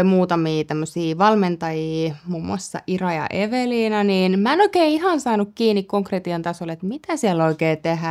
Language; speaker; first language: Finnish; native; Finnish